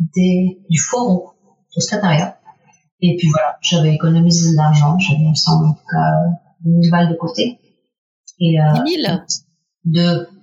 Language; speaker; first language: French; early bilingual, other home language; Spanish